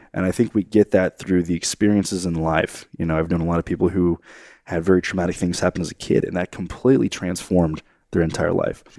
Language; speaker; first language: English; native; English